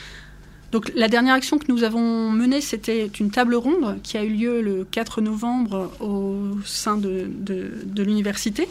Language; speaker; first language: French; native; French